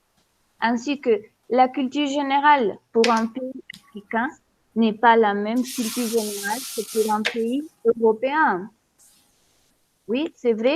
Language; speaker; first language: French; non-native, fluent; Spanish